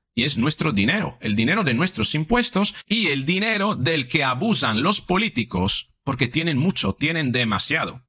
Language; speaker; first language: Spanish; non-native, fluent; Italian